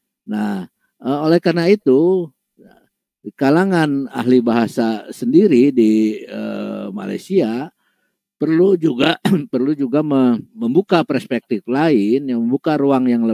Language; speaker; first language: Indonesian; native; Indonesian